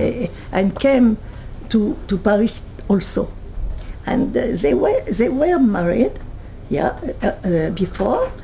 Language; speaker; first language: English; non-native, learner; French